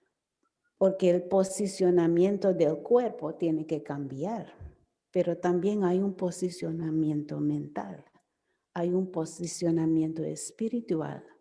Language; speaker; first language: Spanish; non-native, fluent; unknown